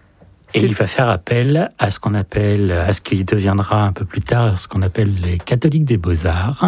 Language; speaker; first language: French; native; French